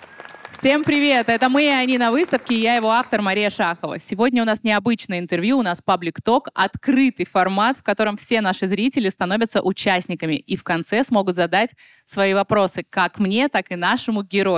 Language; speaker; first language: Russian; native; Russian